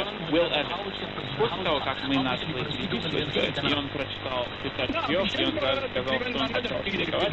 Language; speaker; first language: Russian; non-native, fluent; English